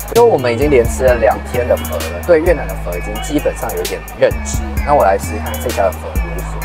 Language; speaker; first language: Chinese; native; Chinese